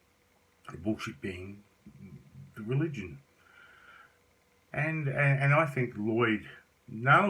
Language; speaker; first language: English; native; English